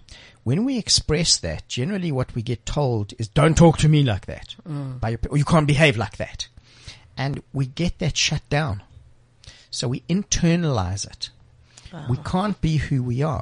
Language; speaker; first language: English; native; English